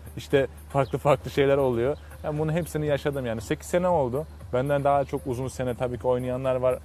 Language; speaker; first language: Turkish; early bilingual, heritage; Turkish